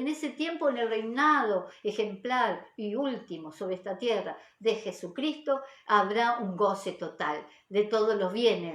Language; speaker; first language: Spanish; native; Spanish